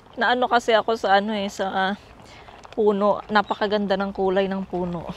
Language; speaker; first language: Filipino; native; Filipino